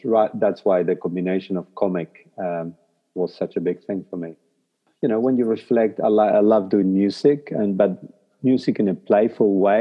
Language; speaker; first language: English; non-native, fluent; Spanish